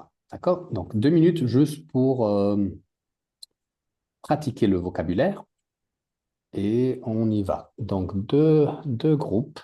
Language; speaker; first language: French; native; French